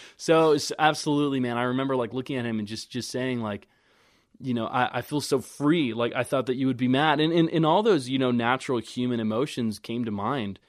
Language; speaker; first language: English; native; English